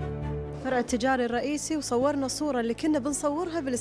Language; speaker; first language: Arabic; native; Arabic